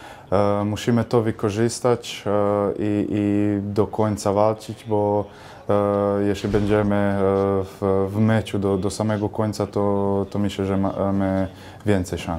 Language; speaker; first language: Polish; non-native, fluent; Croatian